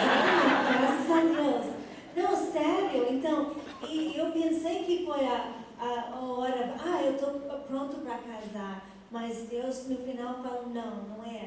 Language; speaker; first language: Portuguese; non-native, fluent; English